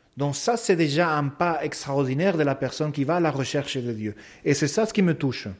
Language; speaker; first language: French; non-native, fluent; Spanish